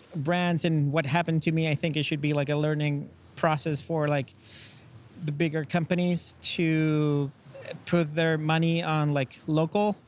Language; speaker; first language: English; non-native, fluent; Spanish